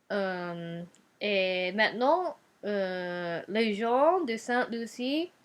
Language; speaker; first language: French; non-native, learner; Japanese